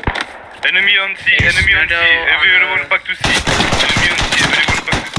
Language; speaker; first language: English; non-native, learner; French